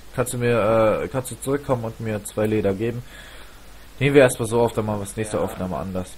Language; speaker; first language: German; native; German